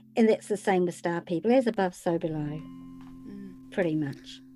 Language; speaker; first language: English; native; English